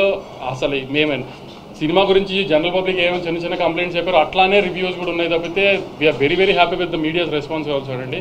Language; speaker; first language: Telugu; native; Telugu